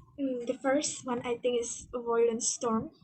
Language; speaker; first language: English; non-native, learner; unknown